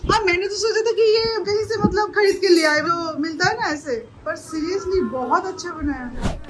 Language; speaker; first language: Hindi; non-native, local second language; Bangla